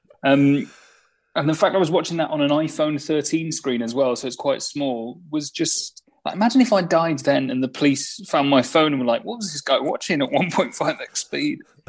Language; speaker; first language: English; native; English